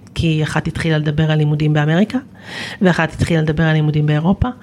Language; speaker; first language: Hebrew; native; Hebrew